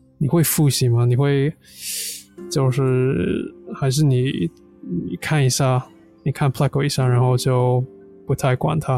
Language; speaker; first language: Chinese; non-native, fluent; English